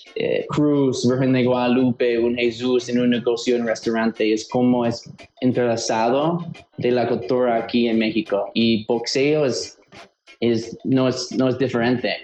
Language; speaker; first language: Spanish; early bilingual, heritage; Spanish